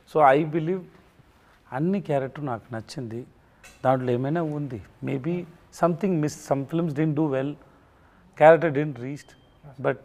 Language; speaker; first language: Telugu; non-native, learner; Tamil